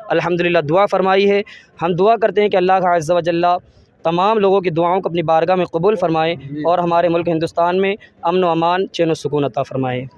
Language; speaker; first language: Urdu; native; Urdu